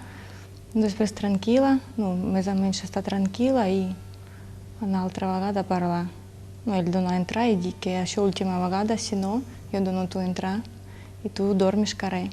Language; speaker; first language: Catalan; non-native, learner; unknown